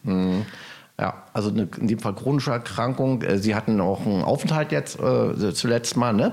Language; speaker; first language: German; native; German